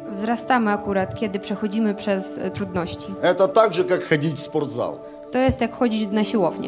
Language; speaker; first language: Polish; non-native, fluent; Russian